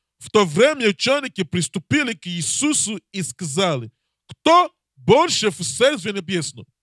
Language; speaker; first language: Russian; non-native, learner; English